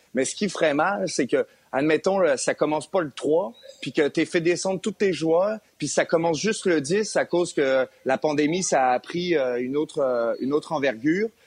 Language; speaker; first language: French; native; French